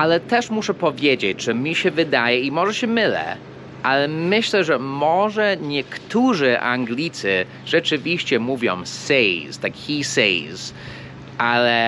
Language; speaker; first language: Polish; non-native, fluent; English